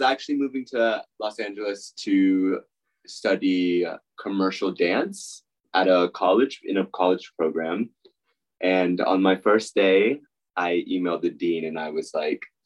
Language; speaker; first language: English; native; English